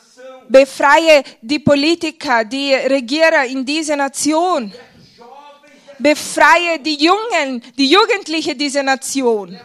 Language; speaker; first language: German; non-native, fluent; Portuguese